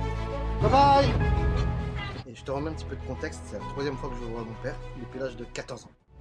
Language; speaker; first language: French; native; French